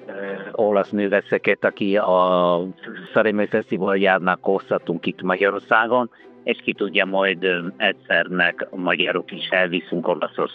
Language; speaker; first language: Hungarian; non-native, learner; Italian